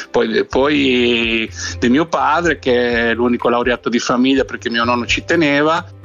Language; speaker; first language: Italian; non-native, fluent; Spanish